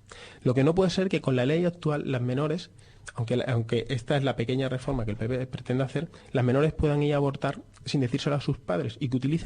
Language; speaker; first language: Spanish; native; Spanish